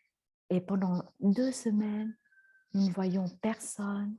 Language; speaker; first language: French; non-native, fluent; Vietnamese